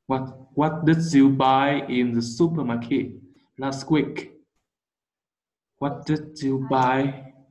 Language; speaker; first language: English; non-native, learner; Vietnamese